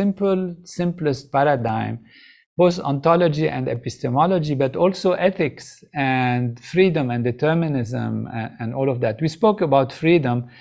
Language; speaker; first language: English; non-native, fluent; Arabic